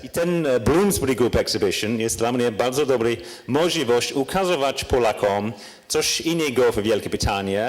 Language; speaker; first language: Polish; non-native, learner; English